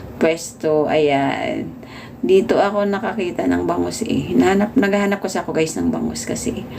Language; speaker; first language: Filipino; native; Filipino